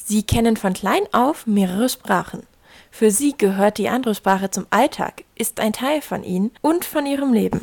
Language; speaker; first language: German; native; German